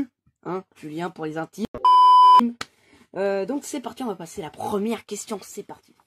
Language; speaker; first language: French; native; French